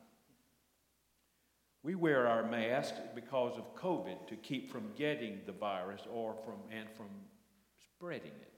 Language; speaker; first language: English; native; English